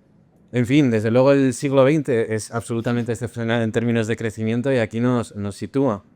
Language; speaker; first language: Spanish; native; Spanish